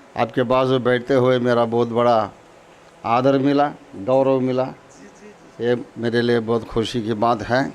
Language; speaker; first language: Hindi; non-native, local second language; Telugu